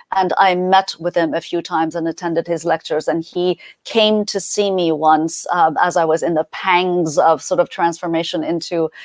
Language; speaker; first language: English; early bilingual, other home language; Persian